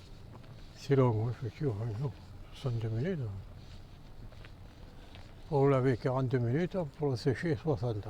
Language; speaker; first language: French; native; French